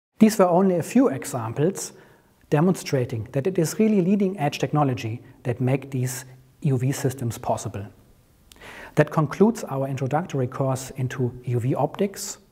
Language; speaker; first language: English; non-native, fluent; German